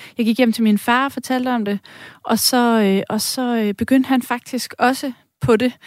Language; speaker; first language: Danish; native; Danish